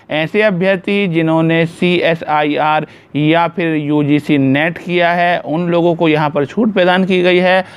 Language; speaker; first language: Hindi; native; Hindi